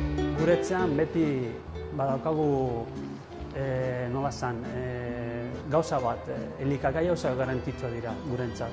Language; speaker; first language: Basque; non-native, learner; Italian